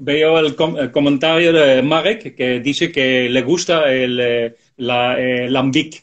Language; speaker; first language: Spanish; non-native, fluent; Dutch